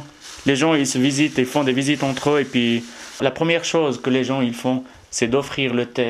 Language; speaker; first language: French; non-native, local second language; Arabic